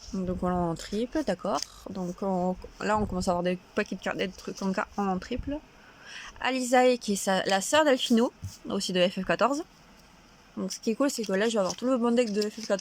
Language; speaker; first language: French; native; French